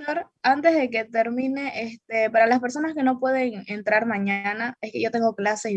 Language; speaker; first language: Spanish; native; Spanish